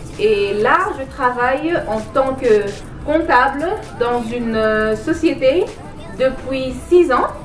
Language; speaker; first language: French; non-native, local second language; Wolof